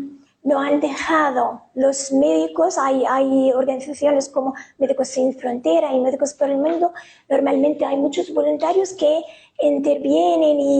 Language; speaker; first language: Spanish; non-native, fluent; Arabic